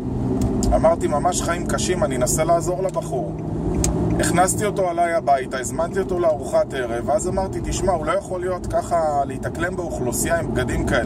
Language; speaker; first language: Hebrew; native; Hebrew